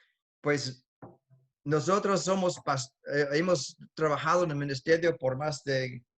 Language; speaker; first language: Spanish; non-native, fluent; English